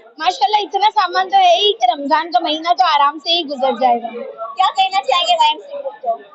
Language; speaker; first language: Hindi; native; Hindi